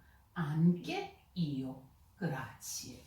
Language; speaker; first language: Italian; non-native, fluent; Georgian